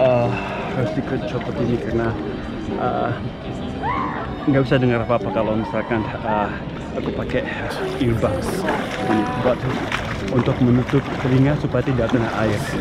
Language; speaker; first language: Indonesian; non-native, local second language; Javanese